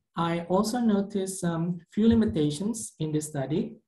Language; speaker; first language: English; non-native, fluent; Indonesian